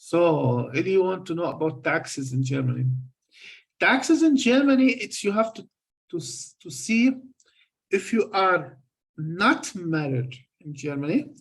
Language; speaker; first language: English; non-native, fluent; Arabic